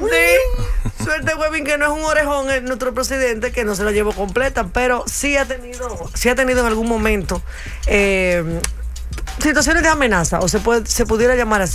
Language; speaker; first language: Spanish; native; Spanish